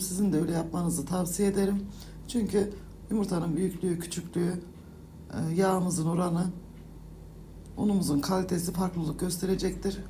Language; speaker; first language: Turkish; native; Turkish